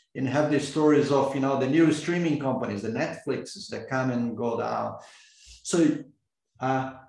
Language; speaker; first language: English; non-native, fluent; Portuguese